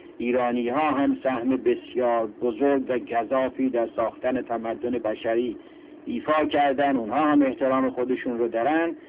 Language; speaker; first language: Persian; native; Persian